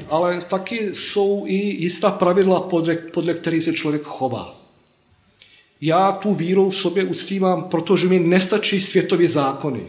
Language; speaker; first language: Czech; non-native, fluent; Bosnian